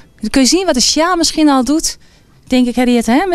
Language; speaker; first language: Dutch; native; Dutch